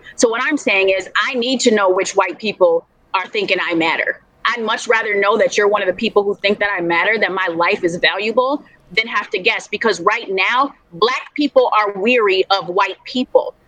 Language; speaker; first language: English; native; English